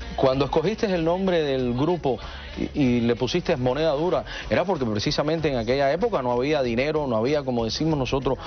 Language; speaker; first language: Spanish; native; Spanish